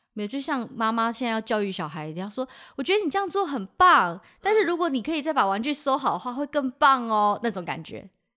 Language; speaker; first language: Chinese; native; Chinese